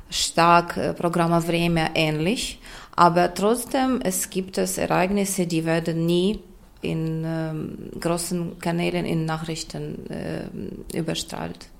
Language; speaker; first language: German; non-native, fluent; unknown